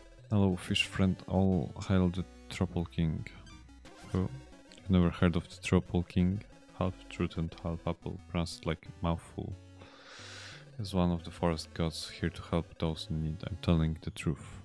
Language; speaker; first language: English; non-native, fluent; Polish